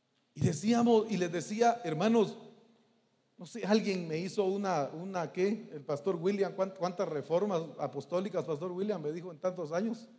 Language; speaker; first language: Spanish; native; Spanish